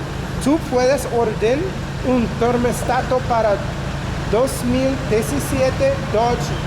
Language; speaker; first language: Spanish; non-native, learner; English